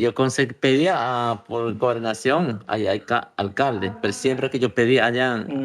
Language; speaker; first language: Spanish; non-native, local second language; Yanomámi